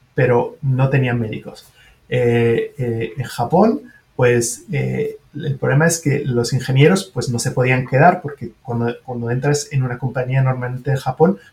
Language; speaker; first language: Spanish; non-native, fluent; French